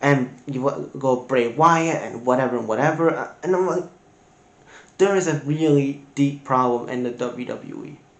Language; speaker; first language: English; native; English